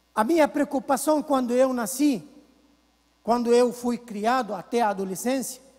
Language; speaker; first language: Portuguese; non-native, fluent; Arabic